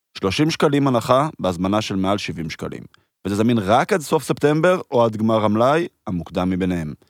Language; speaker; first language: Hebrew; early bilingual, heritage; Hebrew